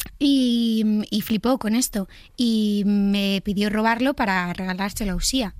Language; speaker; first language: Spanish; native; Spanish